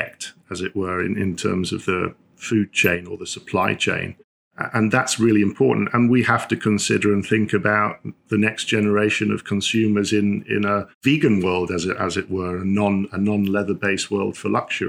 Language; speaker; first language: English; native; English